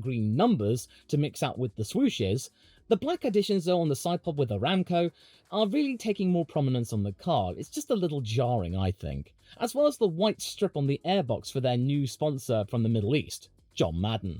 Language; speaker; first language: English; native; English